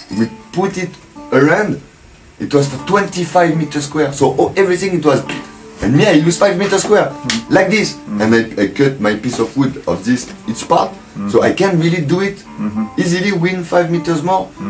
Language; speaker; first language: English; non-native, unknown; French